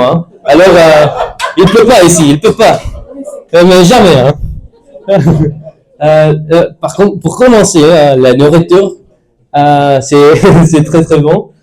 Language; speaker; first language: French; non-native, learner; Spanish